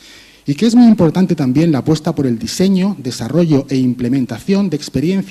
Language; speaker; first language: Spanish; native; Spanish